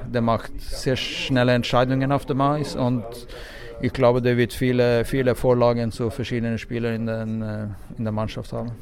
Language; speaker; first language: German; non-native, fluent; Swedish